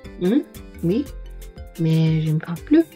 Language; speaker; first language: French; non-native, learner; Portuguese